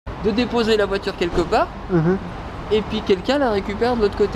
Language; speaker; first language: French; native; French